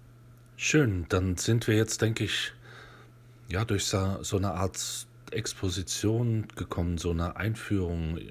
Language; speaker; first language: German; native; German